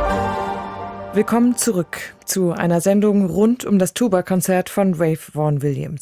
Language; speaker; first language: German; native; German